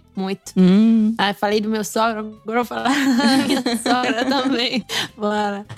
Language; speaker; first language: Portuguese; non-native, fluent; Italian